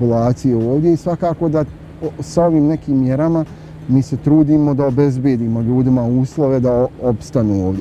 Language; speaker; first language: Bosnian; native; Bosnian